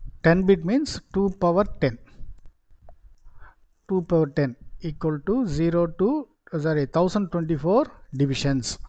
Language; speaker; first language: English; non-native, local second language; Tamil